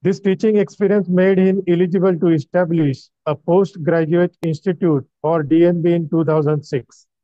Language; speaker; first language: English; non-native, local second language; Marathi